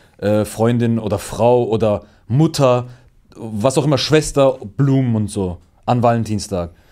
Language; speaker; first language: German; early bilingual, other home language; Turkish